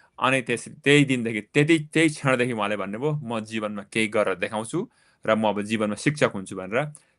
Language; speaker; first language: Nepali; native; Nepali